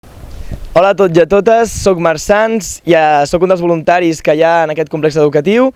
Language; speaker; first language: Catalan; native; Catalan